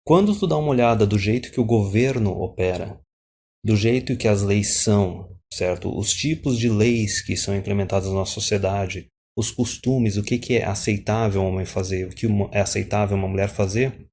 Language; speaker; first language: Portuguese; native; Portuguese